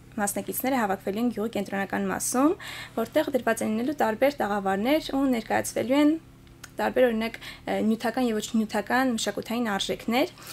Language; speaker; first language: Armenian; native; Armenian